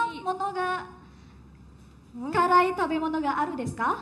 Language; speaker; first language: Japanese; non-native, learner; Indonesian